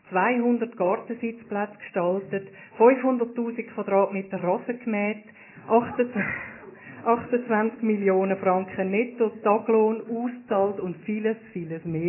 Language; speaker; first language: German; native; German